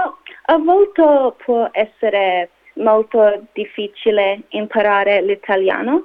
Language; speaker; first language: Italian; non-native, learner; English